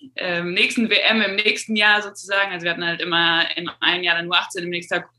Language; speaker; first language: German; native; German